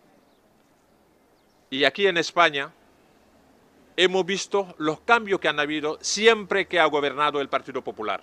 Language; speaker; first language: Spanish; non-native, fluent; Serer